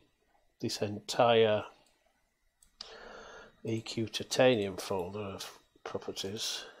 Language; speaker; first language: English; native; English